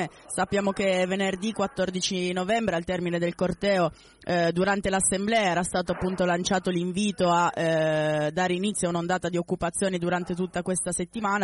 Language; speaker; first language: Italian; native; Italian